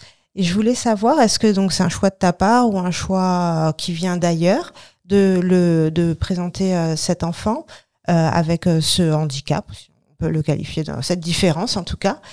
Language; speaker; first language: French; native; French